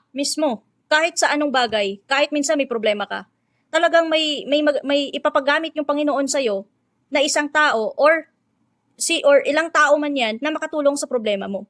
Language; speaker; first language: Filipino; non-native, local second language; Hiligaynon